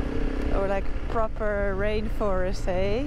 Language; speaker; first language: English; non-native, fluent; Dutch